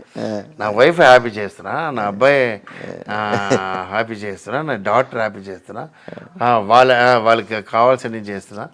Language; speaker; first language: Telugu; non-native, learner; Tamil